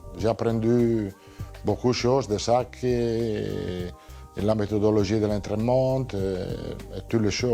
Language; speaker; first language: French; non-native, fluent; Italian